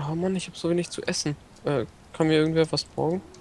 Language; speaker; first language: German; native; German